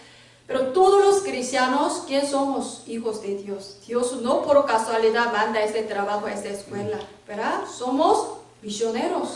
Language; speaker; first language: Spanish; non-native, learner; Korean